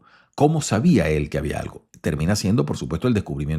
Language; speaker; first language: Spanish; native; Spanish